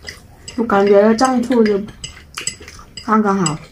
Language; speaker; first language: Chinese; non-native, learner; Vietnamese